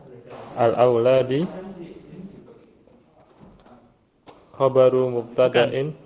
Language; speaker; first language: Arabic; non-native, learner; Indonesian